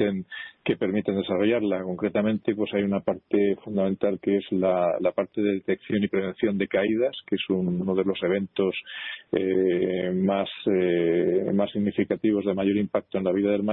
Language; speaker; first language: Spanish; native; Spanish